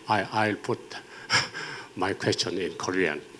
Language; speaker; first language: English; non-native, learner; Korean